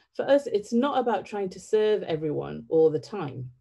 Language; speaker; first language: English; native; English